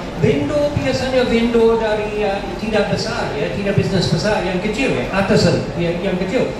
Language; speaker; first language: Indonesian; non-native, learner; English